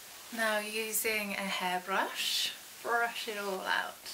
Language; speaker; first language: English; native; English